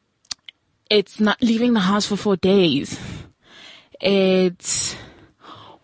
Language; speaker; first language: English; non-native, local second language; Tswana